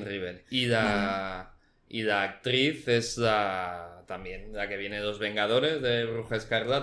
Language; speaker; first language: Spanish; native; Spanish